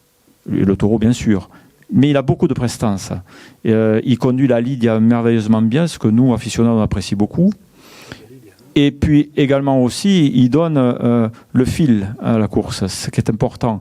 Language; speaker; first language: French; native; French